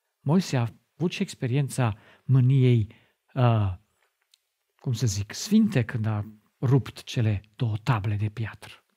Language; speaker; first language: Romanian; non-native, fluent; German